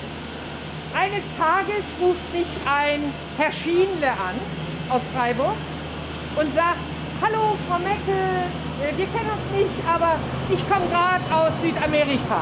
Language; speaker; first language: German; native; German